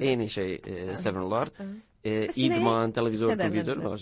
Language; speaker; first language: Azerbaijani; non-native, learner; English